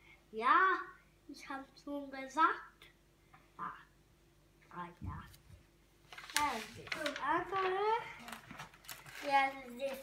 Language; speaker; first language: German; non-native, learner; Hungarian